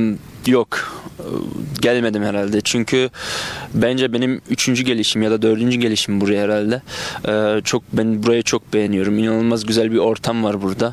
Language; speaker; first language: Turkish; early bilingual, other home language; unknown